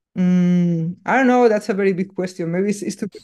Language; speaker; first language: English; non-native, fluent; Spanish